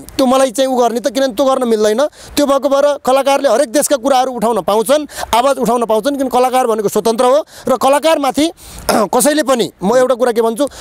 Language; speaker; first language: Nepali; native; Nepali